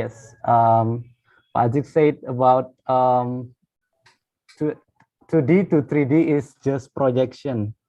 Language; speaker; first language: English; non-native, learner; Indonesian